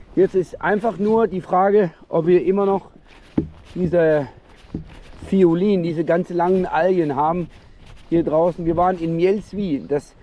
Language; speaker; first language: German; non-native, fluent; Danish